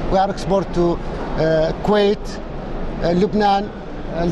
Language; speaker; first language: English; non-native, local second language; Arabic